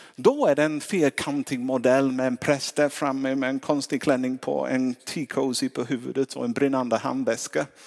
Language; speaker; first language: Swedish; non-native, fluent; English